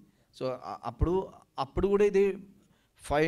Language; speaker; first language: Telugu; non-native, learner; Malayalam